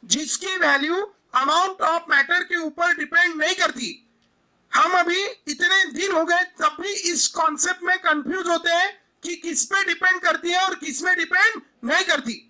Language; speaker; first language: Hindi; non-native, local second language; Marathi